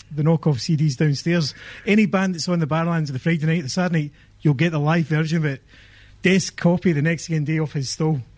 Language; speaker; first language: English; native; English